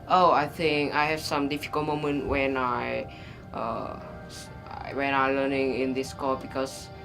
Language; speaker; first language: English; non-native, learner; Vietnamese